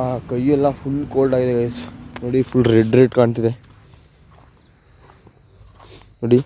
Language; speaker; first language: Kannada; native; Kannada